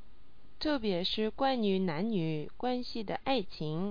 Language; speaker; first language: Chinese; non-native, learner; English